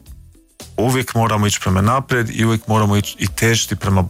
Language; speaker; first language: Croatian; early bilingual, heritage; Croatian